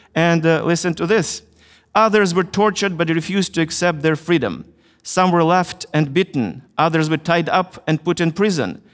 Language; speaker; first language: English; non-native, fluent; Russian